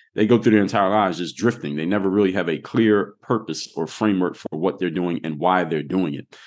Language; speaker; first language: English; native; English